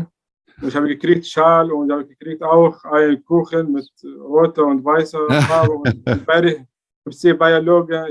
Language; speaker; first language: German; non-native, learner; Arabic